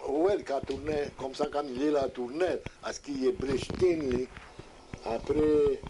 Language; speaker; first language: French; native; French